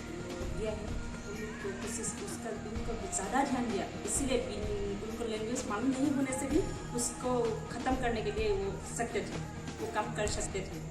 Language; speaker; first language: Hindi; non-native, local second language; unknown